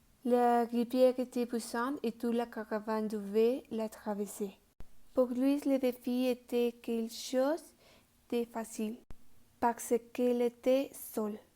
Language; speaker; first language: French; non-native, learner; Spanish